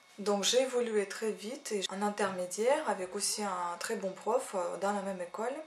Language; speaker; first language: French; non-native, fluent; Ukrainian